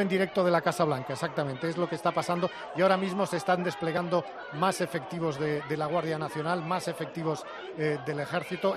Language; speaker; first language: Spanish; native; Spanish